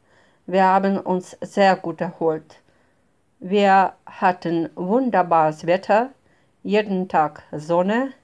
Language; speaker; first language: German; non-native, fluent; Russian